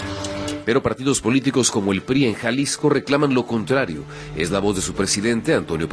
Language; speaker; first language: Spanish; native; Spanish